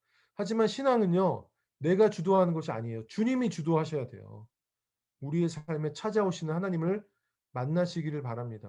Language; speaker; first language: Korean; native; Korean